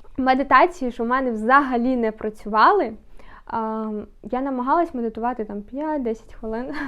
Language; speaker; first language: Ukrainian; non-native, local second language; Russian